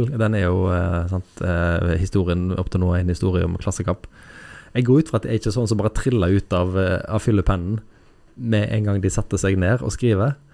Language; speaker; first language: Norwegian; native; Norwegian